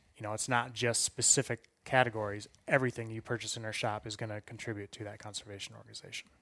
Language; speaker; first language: English; native; English